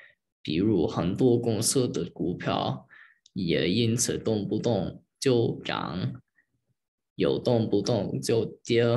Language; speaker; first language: Chinese; early bilingual, heritage; Chinese